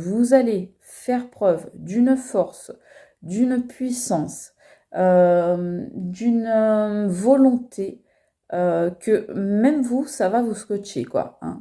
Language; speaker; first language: French; native; French